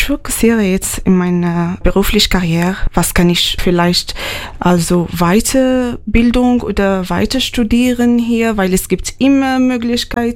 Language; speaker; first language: German; non-native, learner; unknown